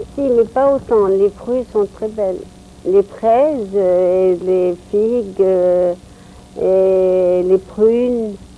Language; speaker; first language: French; non-native, local second language; Arabic